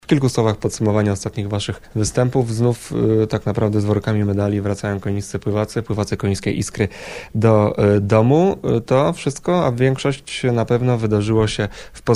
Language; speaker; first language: Polish; native; Polish